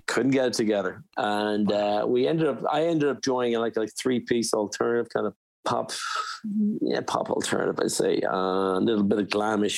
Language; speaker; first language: English; native; English